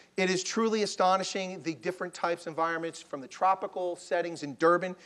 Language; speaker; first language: English; native; English